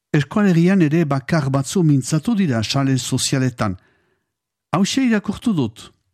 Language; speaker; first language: Basque; native; Basque